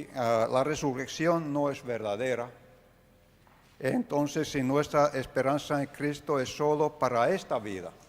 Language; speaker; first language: Spanish; non-native, fluent; Finnish